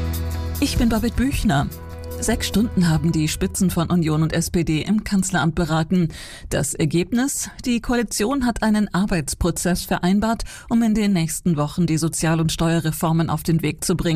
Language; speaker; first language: German; native; German